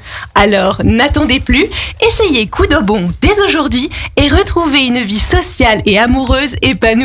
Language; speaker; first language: French; native; French